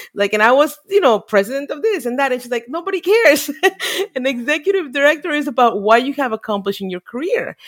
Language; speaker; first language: English; non-native, fluent; Spanish